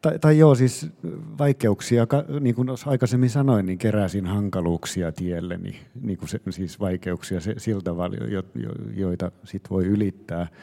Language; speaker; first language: Finnish; native; Finnish